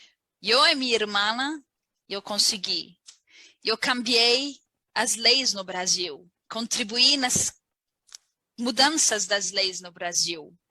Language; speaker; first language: Portuguese; non-native, learner; Arabic